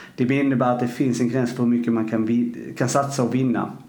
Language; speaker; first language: Swedish; native; Swedish